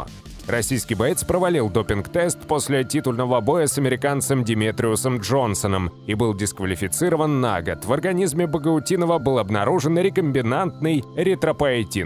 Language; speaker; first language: Russian; native; Russian